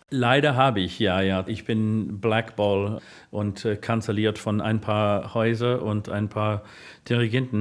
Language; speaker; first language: German; non-native, learner; English